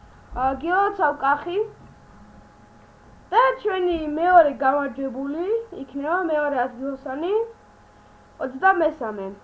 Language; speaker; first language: Georgian; native; Georgian